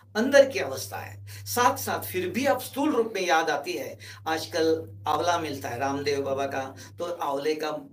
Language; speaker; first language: Hindi; native; Hindi